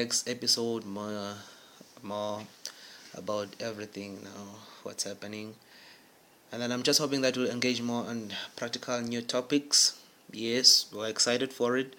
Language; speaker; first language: English; non-native, local second language; Zulu